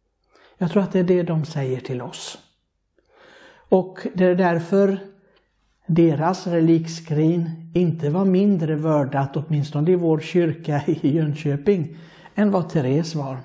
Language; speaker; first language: Swedish; non-native, fluent; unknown